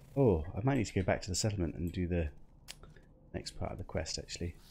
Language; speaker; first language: English; native; English